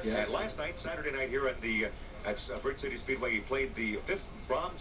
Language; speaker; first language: English; native; English